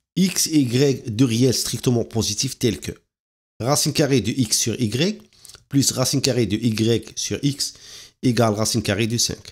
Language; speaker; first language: French; non-native, local second language; Arabic